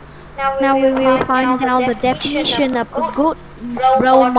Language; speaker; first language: English; non-native, fluent; Vietnamese